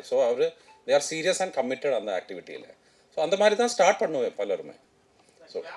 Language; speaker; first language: Tamil; non-native, fluent; Malayalam